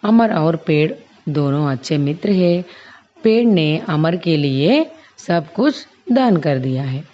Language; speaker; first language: Hindi; non-native, local second language; Telugu